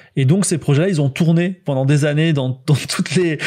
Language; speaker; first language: French; native; French